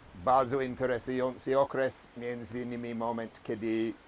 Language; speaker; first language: Polish; non-native, fluent; English